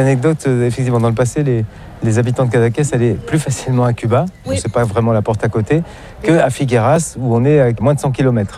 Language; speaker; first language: French; native; French